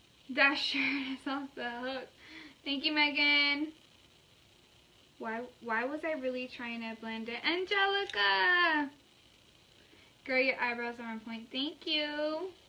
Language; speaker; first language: English; early bilingual, other home language; Spanish